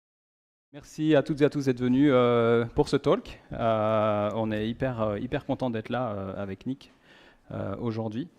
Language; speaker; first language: French; native; French